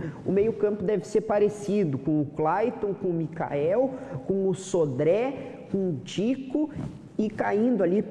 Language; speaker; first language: Portuguese; native; Portuguese